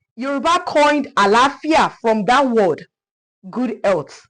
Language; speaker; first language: English; non-native, local second language; Yoruba